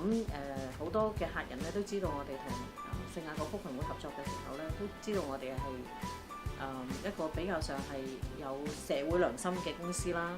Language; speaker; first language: Cantonese; native; Cantonese